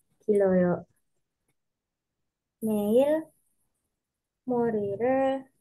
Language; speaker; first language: Korean; non-native, learner; Indonesian